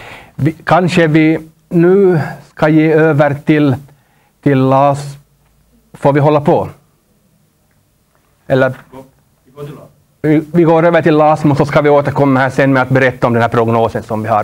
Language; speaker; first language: Swedish; native; Swedish